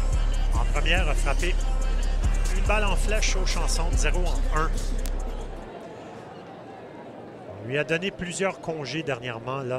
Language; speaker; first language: French; native; French